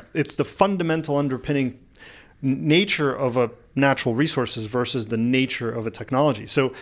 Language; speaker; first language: English; early bilingual, other home language; Russian